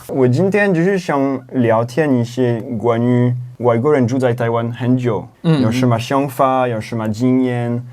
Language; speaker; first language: Chinese; non-native, fluent; French